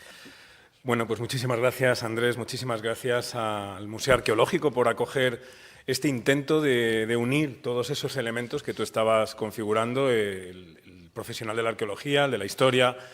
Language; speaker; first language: Spanish; native; Spanish